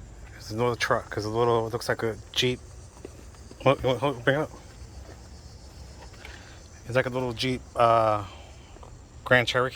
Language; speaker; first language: English; native; English